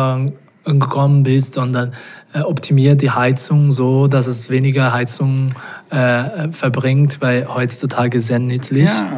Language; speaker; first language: German; non-native, fluent; Portuguese